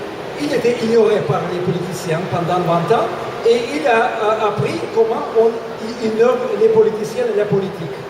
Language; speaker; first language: French; non-native, fluent; Russian